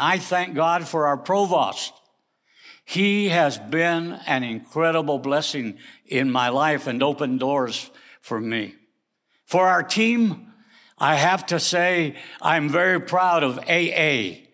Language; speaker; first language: English; early bilingual, other home language; Spanish